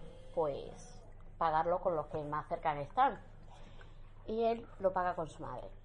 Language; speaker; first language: Spanish; native; Spanish